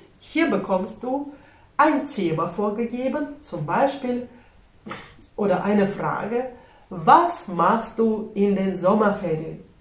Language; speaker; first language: German; non-native, fluent; Russian